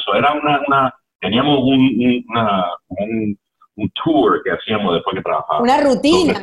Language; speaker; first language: Spanish; early bilingual, heritage; Spanish